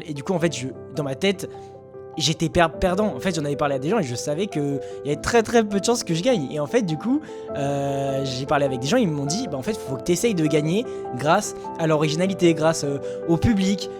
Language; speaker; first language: French; native; French